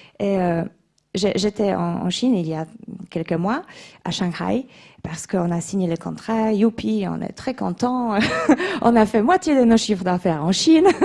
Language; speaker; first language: French; non-native, fluent; Polish